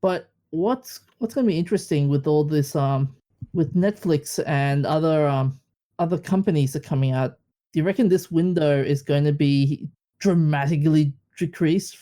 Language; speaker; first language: English; native; English